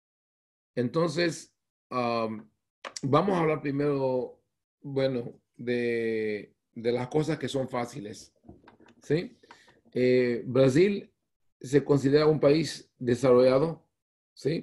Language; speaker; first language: Spanish; non-native, fluent; Hebrew